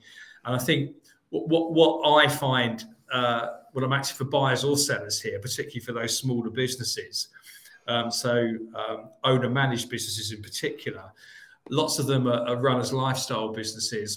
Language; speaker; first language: English; native; English